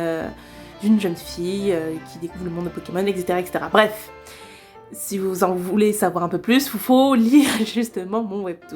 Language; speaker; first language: French; native; French